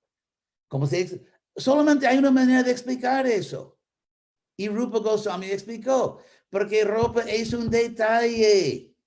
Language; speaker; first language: Spanish; non-native, fluent; English